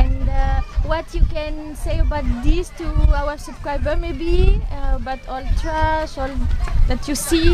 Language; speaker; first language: English; non-native, learner; French